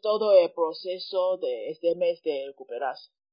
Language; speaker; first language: Spanish; non-native, fluent; Chinese